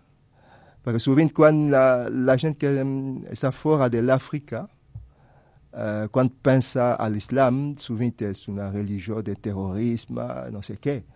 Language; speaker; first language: Catalan; non-native, fluent; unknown